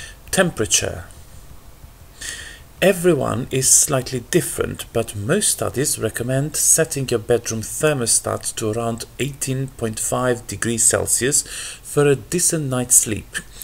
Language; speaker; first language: English; non-native, fluent; Albanian